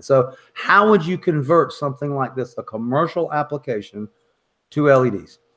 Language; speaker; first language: English; native; English